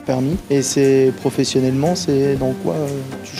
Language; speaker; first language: French; native; French